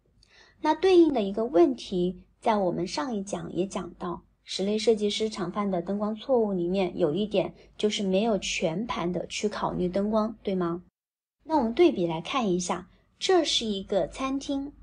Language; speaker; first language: Chinese; native; Chinese